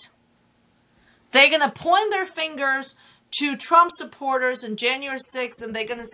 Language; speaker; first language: English; non-native, fluent; Chinese